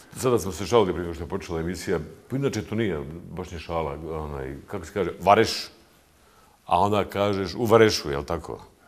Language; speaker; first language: Bosnian; native; Bosnian